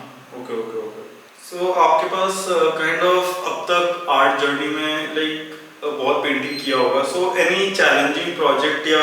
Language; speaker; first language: Hindi; native; Hindi